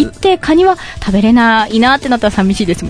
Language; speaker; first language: Japanese; native; Japanese